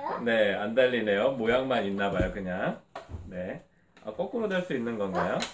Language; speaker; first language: Korean; native; Korean